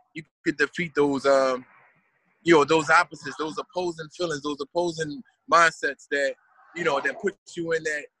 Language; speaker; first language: English; native; English